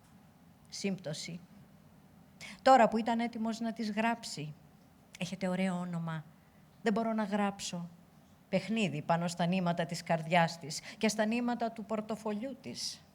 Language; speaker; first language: Greek; native; Greek